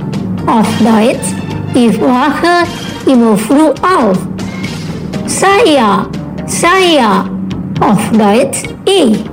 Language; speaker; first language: German; non-native, learner; Indonesian